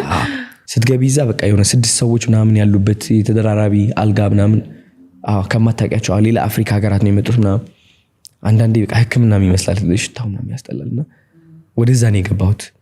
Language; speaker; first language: Amharic; non-native, local second language; Tigrinya